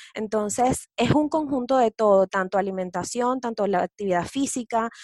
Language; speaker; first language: Spanish; native; Spanish